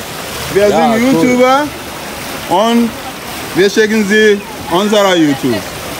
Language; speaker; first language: German; non-native, learner; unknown